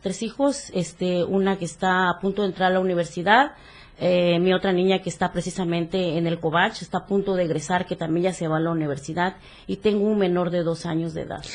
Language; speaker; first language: Spanish; native; Spanish